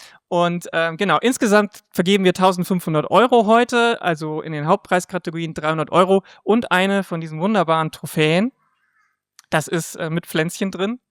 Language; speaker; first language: German; native; German